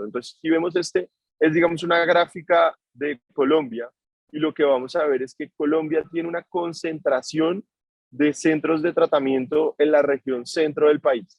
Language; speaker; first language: Spanish; native; Spanish